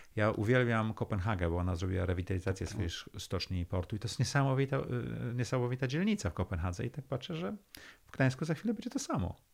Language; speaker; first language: Polish; early bilingual, heritage; Polish